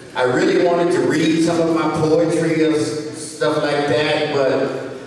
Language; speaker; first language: English; native; English